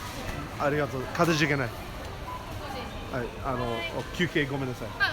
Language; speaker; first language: Japanese; non-native, learner; English